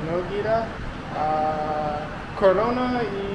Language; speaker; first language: Spanish; non-native, learner; English